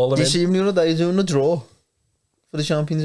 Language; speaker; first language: English; native; English